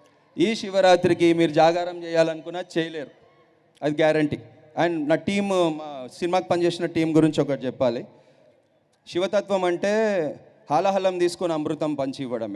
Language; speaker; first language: Telugu; native; Telugu